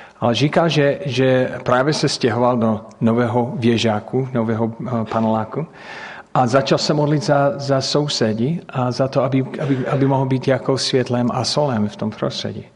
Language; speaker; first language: Czech; non-native, fluent; English